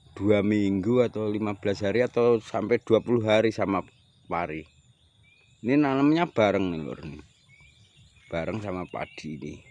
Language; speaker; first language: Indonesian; non-native, local second language; Javanese